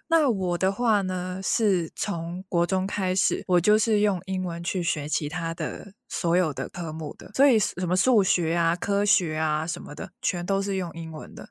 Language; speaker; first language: Chinese; non-native, local second language; Cantonese